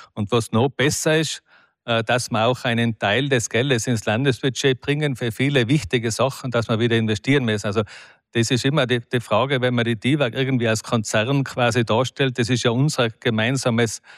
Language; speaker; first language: German; native; German